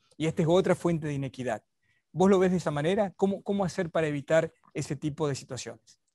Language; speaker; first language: Spanish; native; Spanish